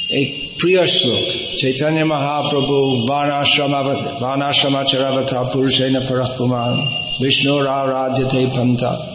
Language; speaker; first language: Hindi; non-native, fluent; English